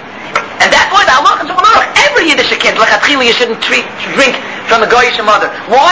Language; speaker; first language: English; native; English